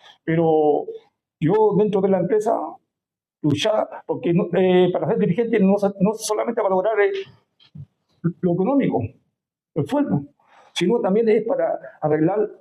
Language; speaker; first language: Spanish; native; Spanish